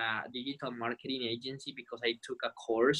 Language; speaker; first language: English; non-native, fluent; Spanish